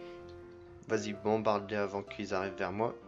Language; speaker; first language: French; native; French